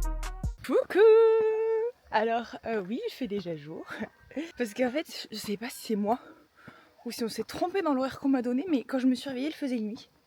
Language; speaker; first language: French; native; French